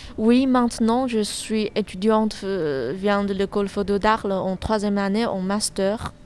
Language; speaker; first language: French; non-native, learner; Chinese